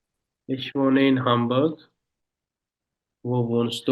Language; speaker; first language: German; non-native, fluent; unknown